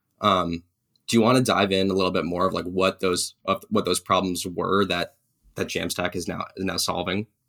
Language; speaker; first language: English; native; English